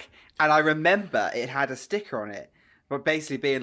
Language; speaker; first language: English; native; English